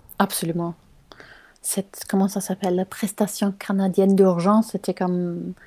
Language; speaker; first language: French; non-native, fluent; German